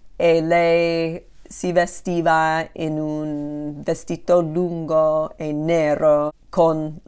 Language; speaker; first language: Italian; non-native, fluent; English